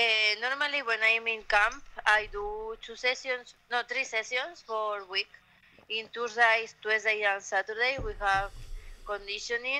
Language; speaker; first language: English; non-native, learner; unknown